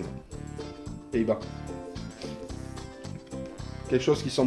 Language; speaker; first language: French; native; French